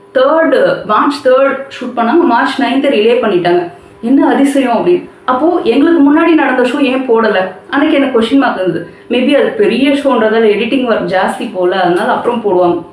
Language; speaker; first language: Tamil; non-native, local second language; Telugu